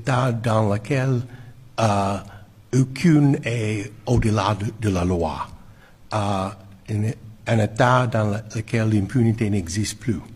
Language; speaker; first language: French; non-native, fluent; English